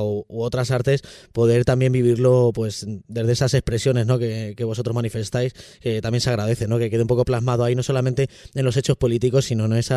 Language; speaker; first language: Spanish; native; Spanish